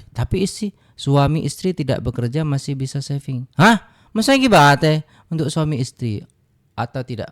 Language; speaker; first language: Indonesian; native; Indonesian